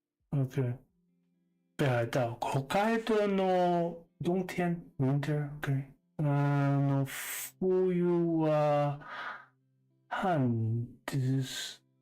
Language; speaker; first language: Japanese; non-native, learner; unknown